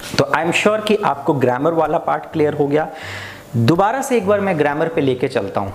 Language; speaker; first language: Hindi; native; Hindi